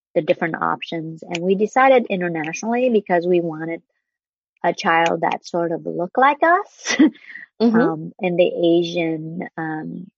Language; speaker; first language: English; non-native, fluent; Vietnamese